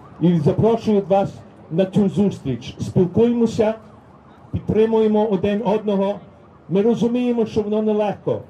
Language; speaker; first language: Ukrainian; early bilingual, heritage; Ukrainian